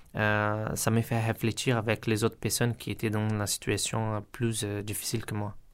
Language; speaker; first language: French; non-native, learner; Portuguese